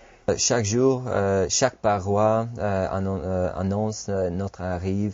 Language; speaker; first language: French; non-native, fluent; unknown